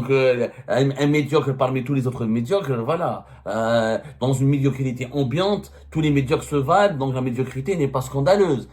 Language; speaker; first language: French; non-native, local second language; Arabic